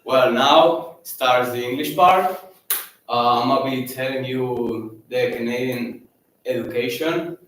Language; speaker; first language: English; non-native, fluent; Catalan